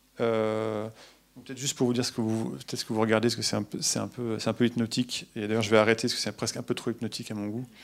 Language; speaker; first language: French; native; French